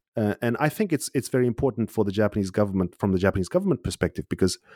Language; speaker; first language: English; non-native, fluent; Uzbek